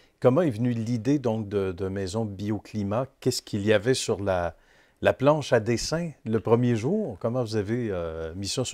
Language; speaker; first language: French; native; French